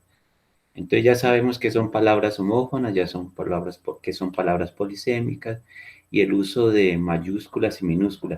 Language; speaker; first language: Spanish; native; Spanish